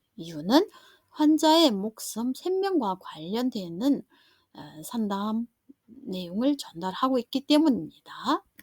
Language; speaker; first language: Korean; non-native, fluent; Mongolian